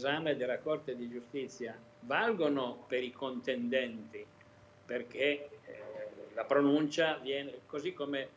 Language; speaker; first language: Italian; native; Italian